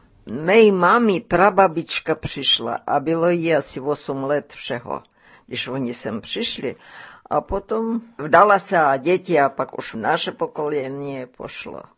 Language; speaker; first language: Czech; early bilingual, heritage; Czech